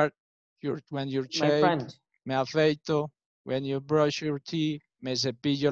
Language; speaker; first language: English; non-native, learner; Spanish